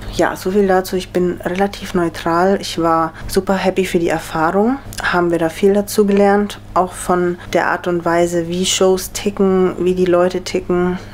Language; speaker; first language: German; native; German